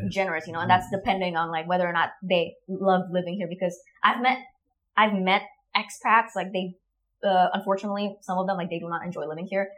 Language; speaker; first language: English; non-native, fluent; Indonesian